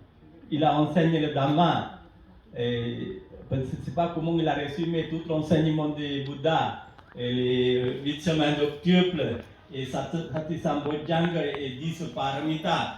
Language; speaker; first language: French; non-native, fluent; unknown